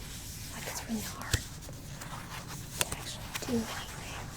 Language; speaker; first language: English; native; English